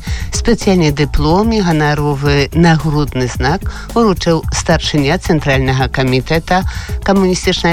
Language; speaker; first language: Belarusian; native; Belarusian